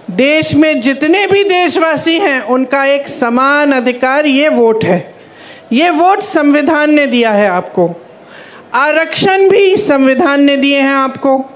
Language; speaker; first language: Hindi; native; Hindi